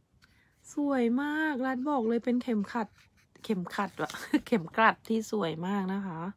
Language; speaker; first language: Thai; native; Thai